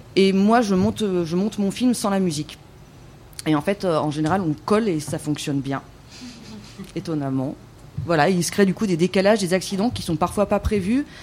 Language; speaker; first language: French; native; French